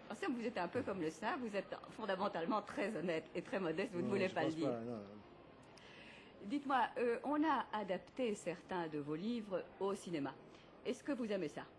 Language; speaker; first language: French; native; French